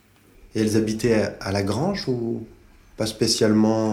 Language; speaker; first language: French; native; French